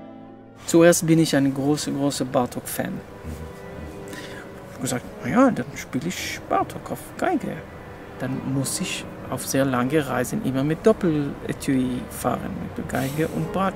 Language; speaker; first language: German; non-native, fluent; Hebrew